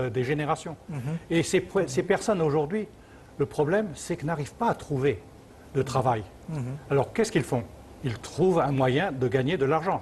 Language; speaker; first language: French; early bilingual, other home language; Chinese